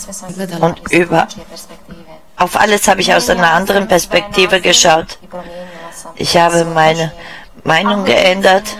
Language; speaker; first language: German; non-native, fluent; Czech